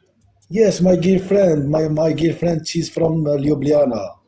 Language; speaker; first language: English; non-native, local second language; Arabic